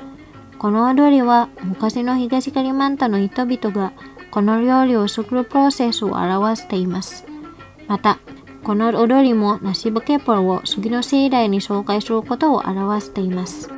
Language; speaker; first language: Japanese; non-native, fluent; Indonesian